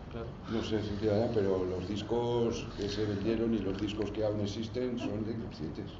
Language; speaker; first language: Spanish; native; Spanish